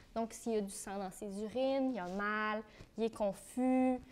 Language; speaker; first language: French; native; French